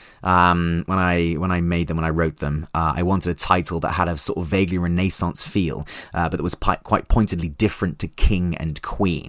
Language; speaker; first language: English; native; English